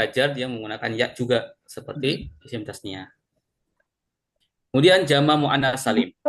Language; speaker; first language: Indonesian; native; Indonesian